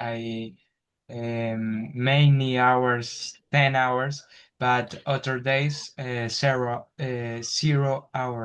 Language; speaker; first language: English; non-native, learner; Spanish